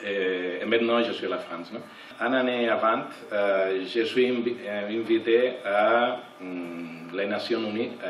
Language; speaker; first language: French; non-native, learner; Catalan